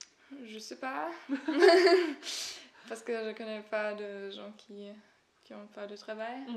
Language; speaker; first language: French; non-native, learner; German